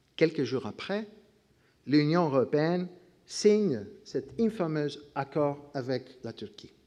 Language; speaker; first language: French; non-native, fluent; Greek